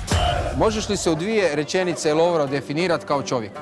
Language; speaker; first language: Croatian; native; Croatian